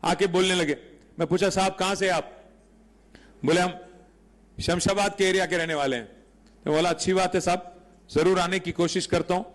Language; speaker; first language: Hindi; non-native, local second language; Telugu